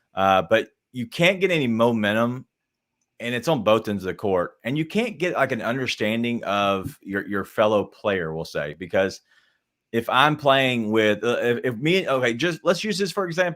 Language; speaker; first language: English; native; English